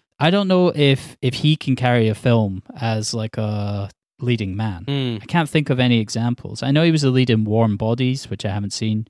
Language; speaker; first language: English; native; English